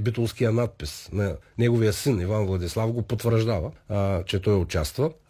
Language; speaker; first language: Bulgarian; native; Bulgarian